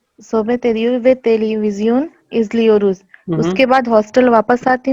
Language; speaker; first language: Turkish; non-native, learner; Urdu